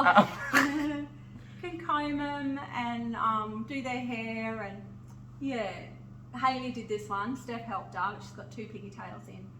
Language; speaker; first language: English; native; English